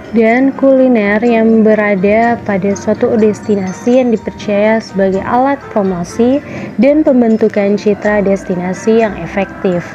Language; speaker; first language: Indonesian; native; Indonesian